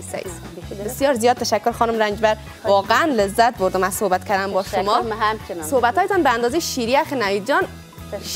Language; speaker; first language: Persian; native; Persian